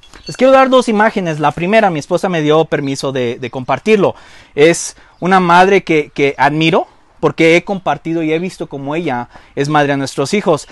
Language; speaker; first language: Spanish; early bilingual, heritage; Spanish